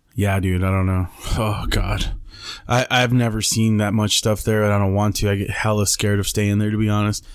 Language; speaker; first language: English; early bilingual, other home language; Spanish